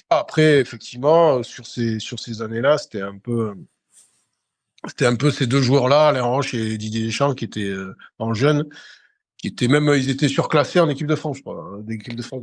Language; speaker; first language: French; native; French